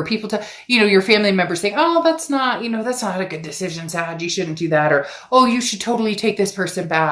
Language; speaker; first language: English; native; English